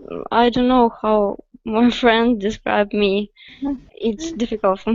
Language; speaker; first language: English; non-native, learner; Russian